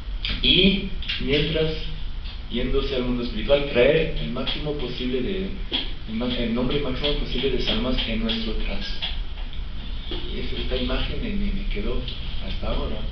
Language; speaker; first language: Spanish; non-native, fluent; French